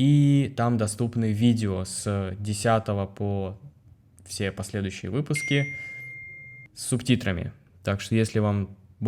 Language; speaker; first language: Russian; native; Russian